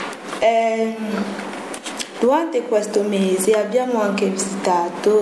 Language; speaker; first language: Italian; non-native, fluent; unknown